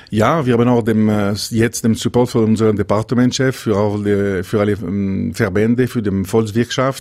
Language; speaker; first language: German; non-native, local second language; French